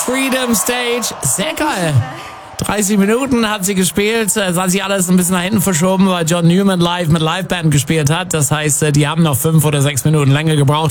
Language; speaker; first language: German; native; German